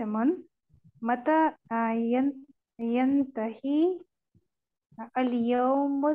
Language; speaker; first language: Arabic; non-native, learner; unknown